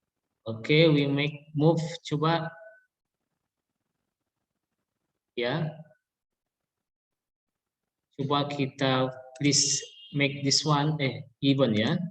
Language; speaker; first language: English; non-native, learner; Indonesian